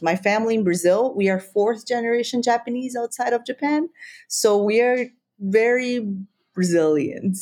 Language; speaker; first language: English; non-native, fluent; Spanish